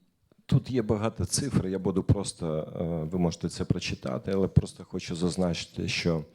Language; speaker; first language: Ukrainian; non-native, local second language; Russian